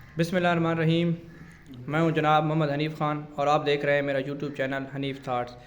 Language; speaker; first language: Urdu; non-native, local second language; Punjabi